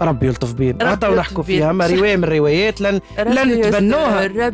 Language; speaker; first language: Arabic; native; Arabic